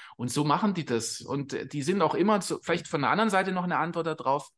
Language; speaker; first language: German; native; German